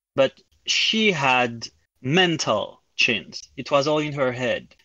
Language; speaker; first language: English; non-native, fluent; French